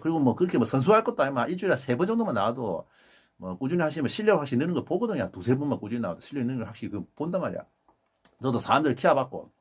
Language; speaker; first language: Korean; native; Korean